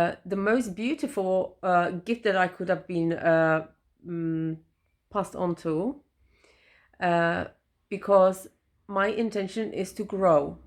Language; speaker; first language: English; non-native, fluent; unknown